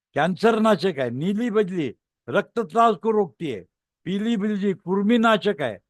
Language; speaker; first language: Hindi; non-native, local second language; Marathi